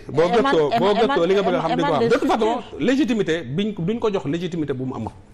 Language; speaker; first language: Wolof; native; Wolof